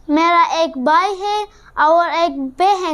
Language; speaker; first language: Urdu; early bilingual, heritage; Urdu